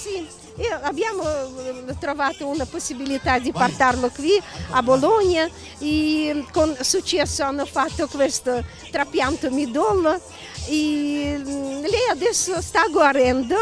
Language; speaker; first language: Italian; non-native, learner; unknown